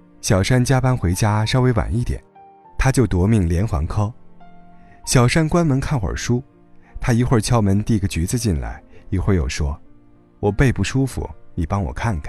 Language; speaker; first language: Chinese; native; Chinese